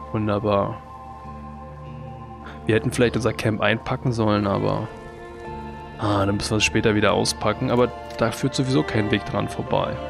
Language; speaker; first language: German; native; German